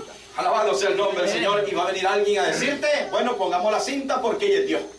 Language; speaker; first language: Spanish; native; Spanish